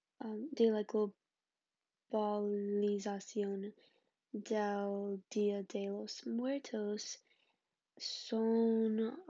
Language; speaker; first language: Spanish; non-native, learner; English